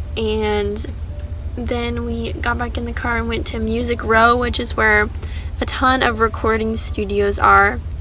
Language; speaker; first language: English; native; English